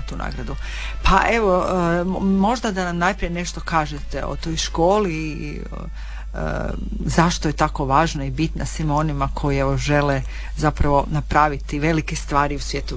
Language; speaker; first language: Serbian; native; Serbian